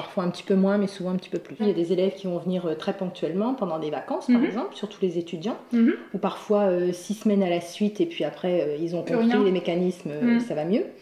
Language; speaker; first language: French; native; French